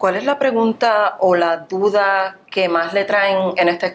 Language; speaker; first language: Spanish; native; Spanish